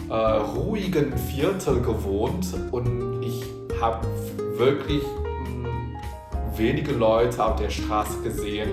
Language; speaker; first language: German; non-native, fluent; Indonesian